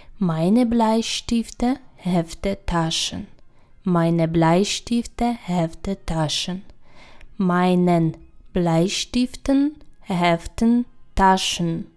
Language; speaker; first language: German; non-native, fluent; Ukrainian